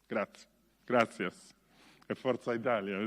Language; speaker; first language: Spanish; non-native, learner; Italian